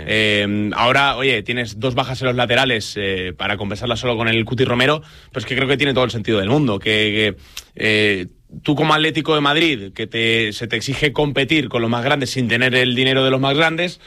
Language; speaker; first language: Spanish; native; Spanish